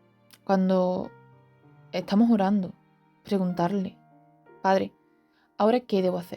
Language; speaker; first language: Spanish; native; Spanish